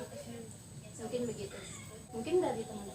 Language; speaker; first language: Indonesian; native; Indonesian